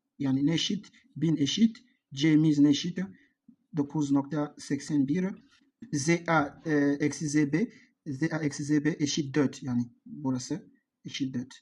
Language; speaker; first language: Turkish; non-native, learner; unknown